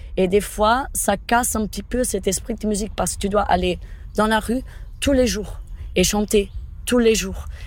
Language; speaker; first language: French; non-native, fluent; Portuguese